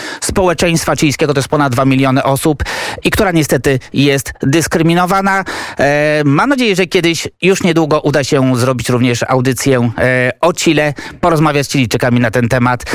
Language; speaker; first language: Polish; native; Polish